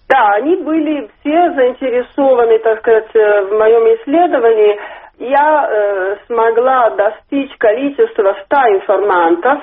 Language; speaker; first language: Russian; non-native, fluent; Italian